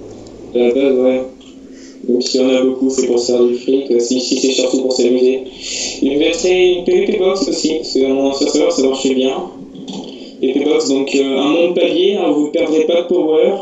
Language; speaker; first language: French; native; French